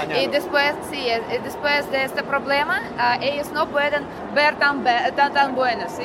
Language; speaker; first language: Spanish; non-native, learner; Russian